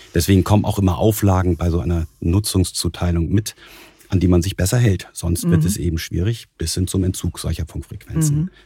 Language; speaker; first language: German; native; German